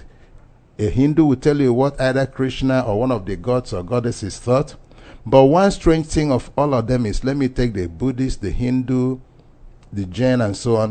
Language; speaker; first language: English; non-native, local second language; Igbo